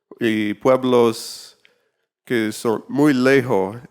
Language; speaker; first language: Spanish; non-native, learner; English